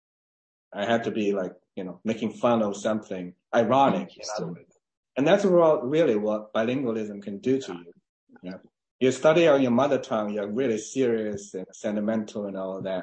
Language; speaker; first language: English; non-native, fluent; Chinese